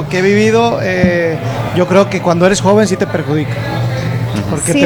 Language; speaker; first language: Spanish; native; Spanish